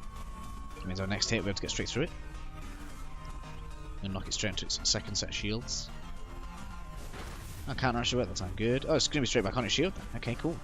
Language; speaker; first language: English; native; English